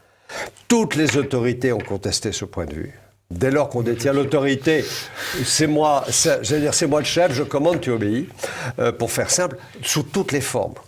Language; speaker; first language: French; native; French